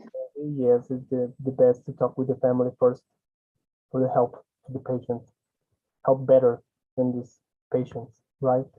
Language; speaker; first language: English; non-native, learner; Spanish